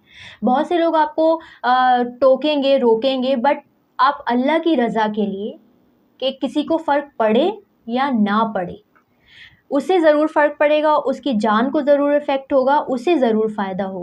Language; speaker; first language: Urdu; native; Urdu